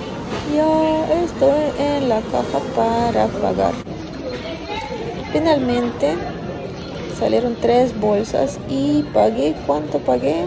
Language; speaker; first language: Spanish; non-native, fluent; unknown